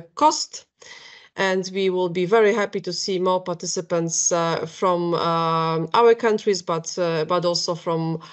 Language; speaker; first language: English; non-native, fluent; Polish